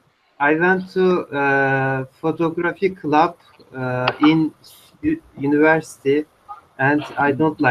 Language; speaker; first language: English; non-native, learner; Turkish